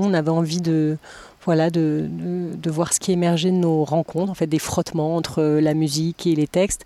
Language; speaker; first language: French; native; French